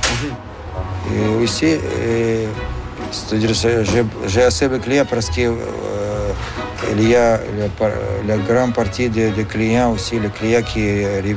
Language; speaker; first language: French; non-native, fluent; Russian